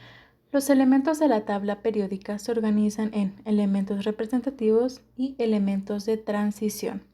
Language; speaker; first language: Spanish; native; Spanish